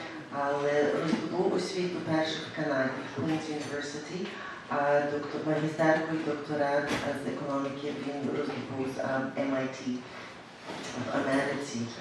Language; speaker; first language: Ukrainian; early bilingual, heritage; Ukrainian